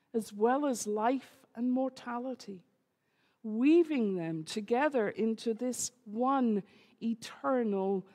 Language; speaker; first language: English; native; English